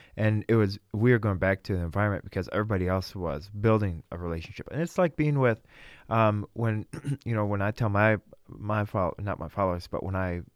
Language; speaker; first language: English; early bilingual, other home language; Russian